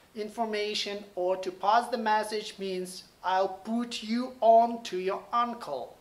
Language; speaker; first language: English; non-native, fluent; Ukrainian